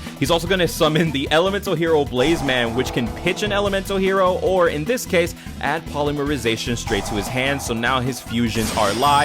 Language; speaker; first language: English; native; English